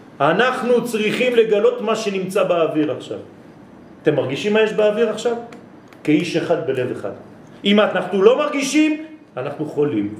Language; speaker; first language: Hebrew; non-native, fluent; French